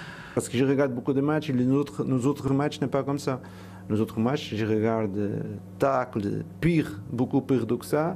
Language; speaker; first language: French; non-native, fluent; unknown